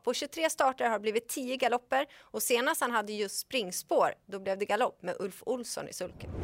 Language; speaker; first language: Swedish; native; Swedish